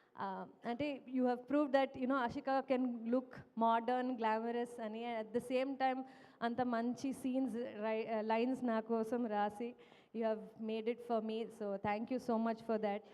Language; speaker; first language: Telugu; non-native, fluent; Kannada